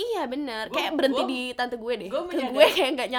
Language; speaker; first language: Indonesian; native; Indonesian